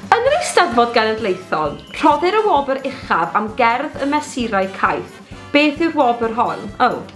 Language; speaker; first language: Welsh; native; Welsh